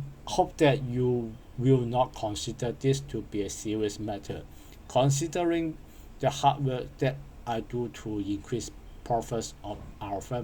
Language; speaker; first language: English; non-native, learner; Cantonese